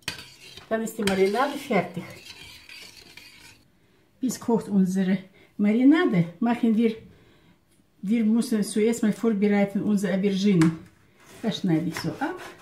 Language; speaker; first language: German; non-native, fluent; Russian